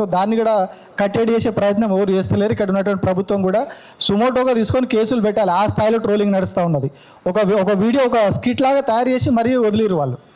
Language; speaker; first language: Telugu; native; Telugu